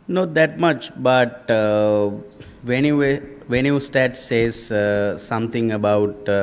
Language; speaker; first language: English; non-native, local second language; Sinhala